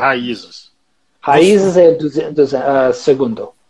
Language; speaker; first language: Portuguese; non-native, learner; English